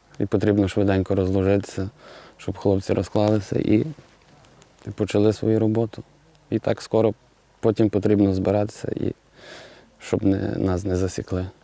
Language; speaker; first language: Ukrainian; native; Ukrainian